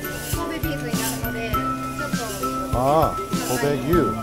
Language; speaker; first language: Japanese; native; Japanese